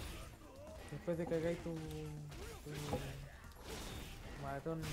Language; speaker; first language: Spanish; native; Spanish